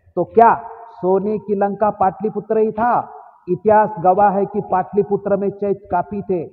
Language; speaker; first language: Hindi; non-native, local second language; Marathi